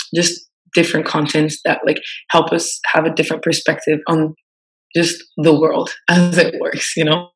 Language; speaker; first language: English; non-native, fluent; French